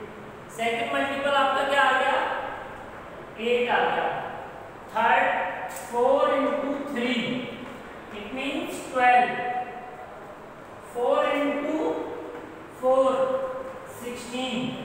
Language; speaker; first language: Hindi; native; Hindi